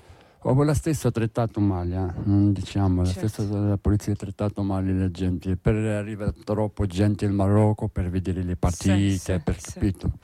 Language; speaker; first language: Italian; non-native, learner; Arabic